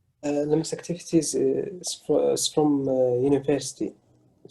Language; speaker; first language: English; non-native, learner; Arabic